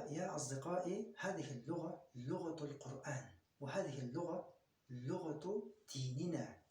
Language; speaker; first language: Arabic; non-native, fluent; Kyrgyz